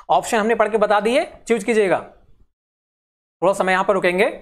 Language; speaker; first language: Hindi; native; Hindi